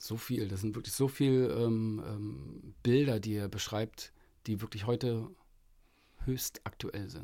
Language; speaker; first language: German; native; German